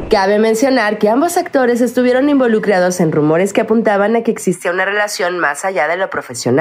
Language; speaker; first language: Spanish; native; Spanish